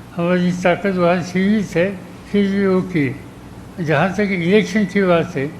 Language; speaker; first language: Hindi; non-native, local second language; Marathi